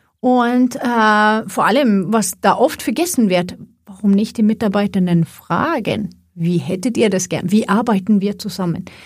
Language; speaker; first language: German; non-native, fluent; Swedish